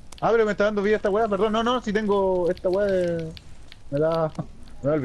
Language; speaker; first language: Spanish; native; Spanish